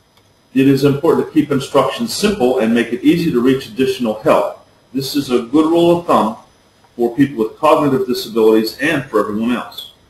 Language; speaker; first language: English; native; English